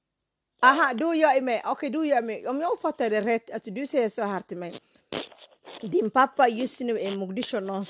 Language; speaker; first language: Swedish; non-native, fluent; Somali